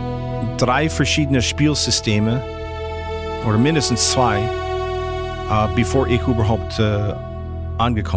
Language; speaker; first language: German; non-native, fluent; English